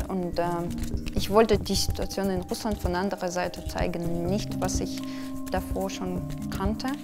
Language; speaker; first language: German; non-native, fluent; Russian